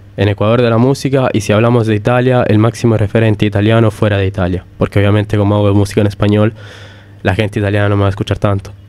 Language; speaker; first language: Spanish; early bilingual, heritage; Italian